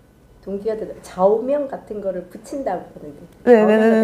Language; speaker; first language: Korean; native; Korean